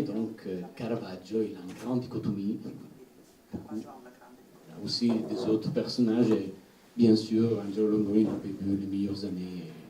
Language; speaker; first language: French; non-native, learner; Italian